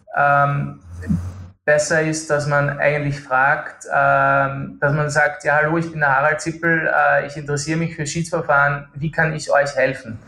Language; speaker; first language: German; native; German